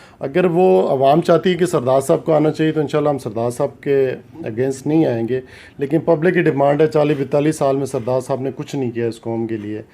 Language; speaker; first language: Urdu; non-native, local second language; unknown